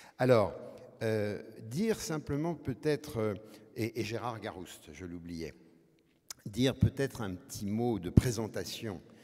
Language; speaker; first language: French; native; French